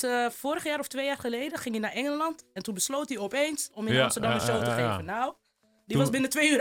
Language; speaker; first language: Dutch; native; Dutch